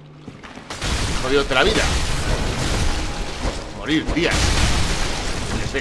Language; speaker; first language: Spanish; native; Spanish